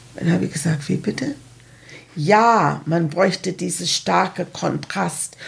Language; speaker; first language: German; non-native, fluent; English